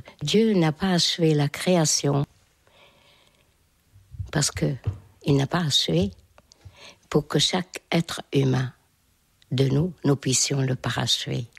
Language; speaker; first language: French; non-native, fluent; Hungarian